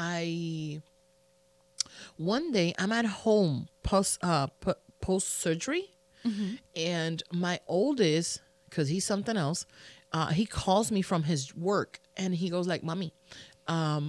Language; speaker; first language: English; non-native, fluent; Spanish